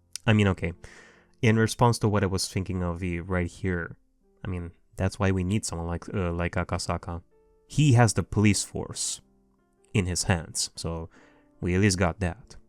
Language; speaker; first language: English; native; English